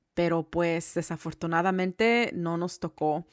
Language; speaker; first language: Spanish; early bilingual, other home language; English